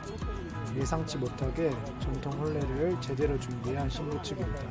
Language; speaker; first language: Korean; native; Korean